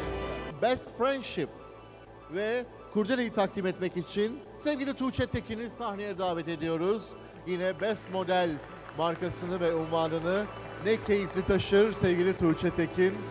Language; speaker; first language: Turkish; native; Turkish